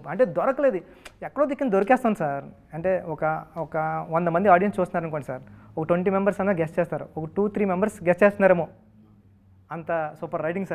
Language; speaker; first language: Telugu; native; Telugu